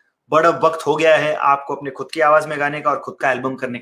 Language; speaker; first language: Hindi; native; Hindi